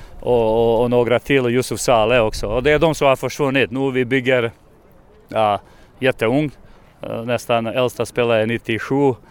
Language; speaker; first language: Swedish; non-native, fluent; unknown